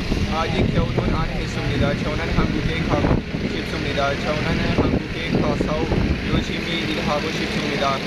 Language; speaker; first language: Korean; non-native, learner; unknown